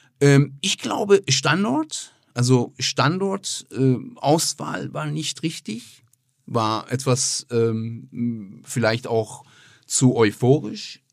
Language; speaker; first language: German; non-native, fluent; Persian